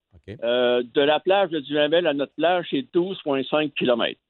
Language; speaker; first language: French; native; French